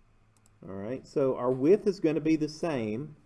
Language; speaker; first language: English; native; English